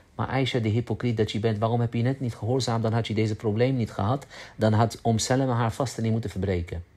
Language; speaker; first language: Dutch; early bilingual, other home language; Arabic